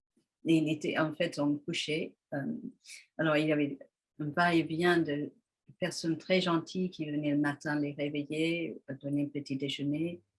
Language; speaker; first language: French; non-native, fluent; English